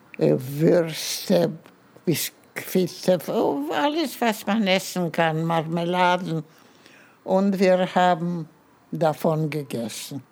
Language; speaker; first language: German; non-native, fluent; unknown